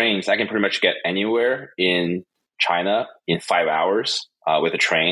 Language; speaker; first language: English; non-native, fluent; Chinese